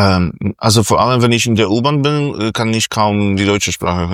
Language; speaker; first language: German; non-native, fluent; Polish